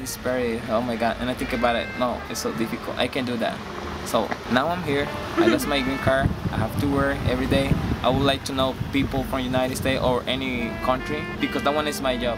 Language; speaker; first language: English; non-native, learner; Spanish